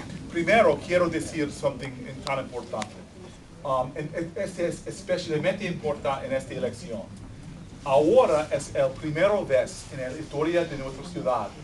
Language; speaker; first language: Spanish; non-native, fluent; English